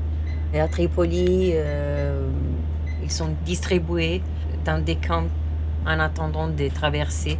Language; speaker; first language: French; non-native, fluent; Italian